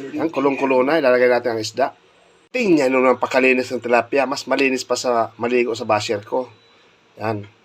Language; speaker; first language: Filipino; non-native, local second language; Bikol